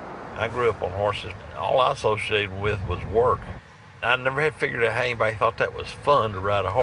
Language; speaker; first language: English; native; English